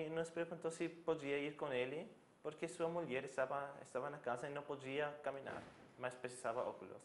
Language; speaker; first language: Portuguese; non-native, fluent; German